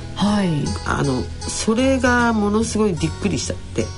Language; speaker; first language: Japanese; native; Japanese